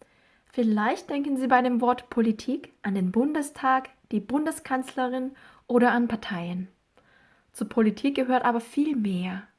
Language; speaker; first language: German; non-native, fluent; Korean